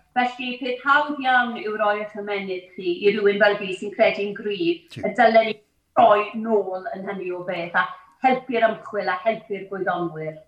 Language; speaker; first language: Welsh; non-native, local second language; English